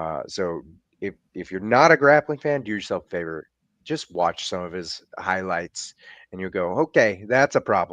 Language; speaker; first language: English; native; English